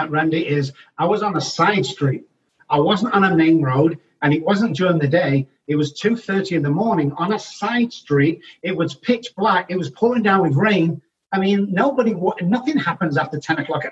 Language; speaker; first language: English; native; English